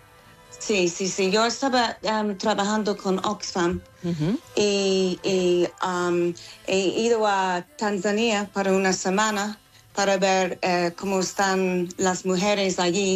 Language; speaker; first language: Spanish; non-native, fluent; English